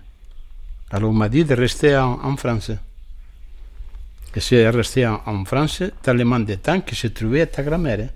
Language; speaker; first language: French; non-native, fluent; Spanish